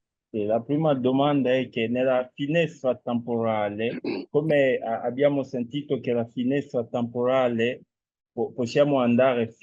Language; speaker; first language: Italian; non-native, fluent; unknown